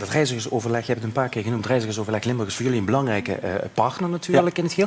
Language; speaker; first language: Dutch; native; Dutch